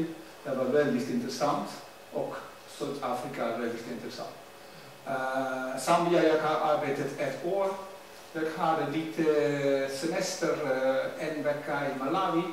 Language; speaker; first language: Swedish; non-native, learner; Dutch